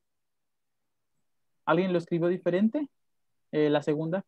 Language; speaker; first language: Spanish; native; Spanish